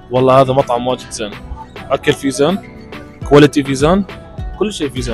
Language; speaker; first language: Arabic; non-native, learner; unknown